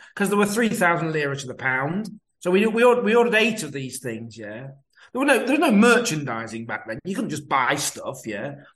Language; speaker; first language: English; native; English